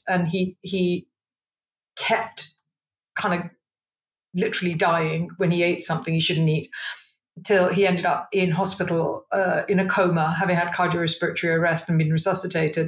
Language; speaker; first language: English; non-native, local second language; Punjabi